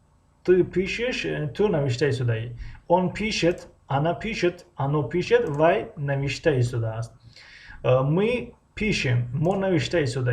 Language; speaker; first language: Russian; non-native, fluent; Tajik